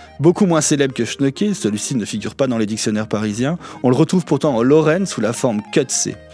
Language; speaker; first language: French; native; French